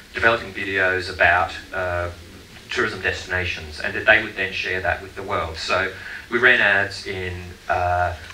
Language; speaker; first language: English; native; English